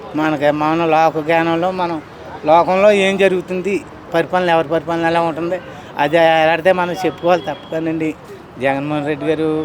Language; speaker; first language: Telugu; native; Telugu